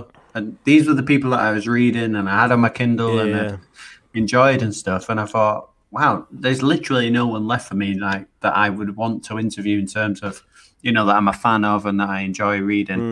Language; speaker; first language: English; native; English